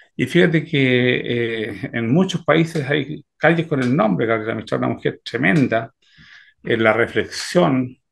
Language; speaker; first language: Spanish; native; Spanish